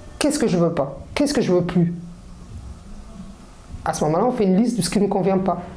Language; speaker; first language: French; early bilingual, other home language; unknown